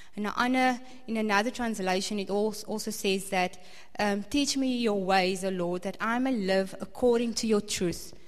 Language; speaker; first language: English; non-native, local second language; Afrikaans